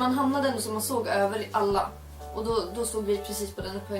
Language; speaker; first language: Swedish; native; Swedish